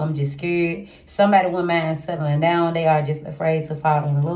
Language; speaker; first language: English; native; English